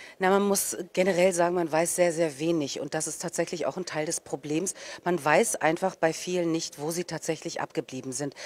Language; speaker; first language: German; native; German